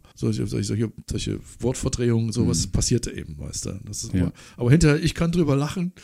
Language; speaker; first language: German; non-native, local second language; English